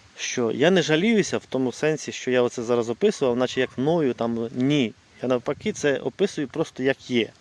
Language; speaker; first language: Ukrainian; non-native, local second language; Russian